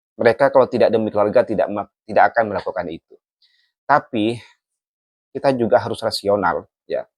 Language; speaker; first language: Indonesian; native; Indonesian